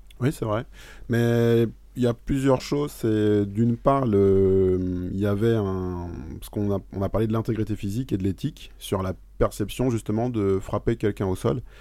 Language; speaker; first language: French; native; French